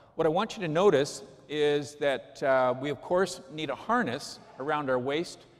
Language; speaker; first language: English; native; English